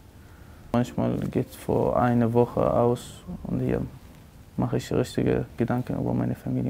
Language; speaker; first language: German; non-native, fluent; Arabic